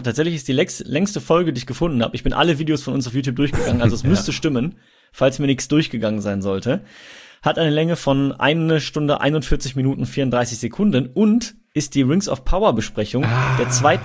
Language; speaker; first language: German; native; German